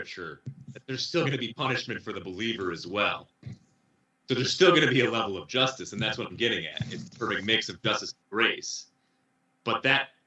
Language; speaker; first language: English; native; English